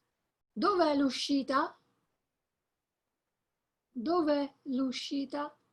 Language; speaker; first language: Italian; non-native, fluent; English